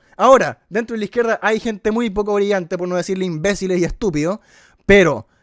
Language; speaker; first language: Spanish; native; Spanish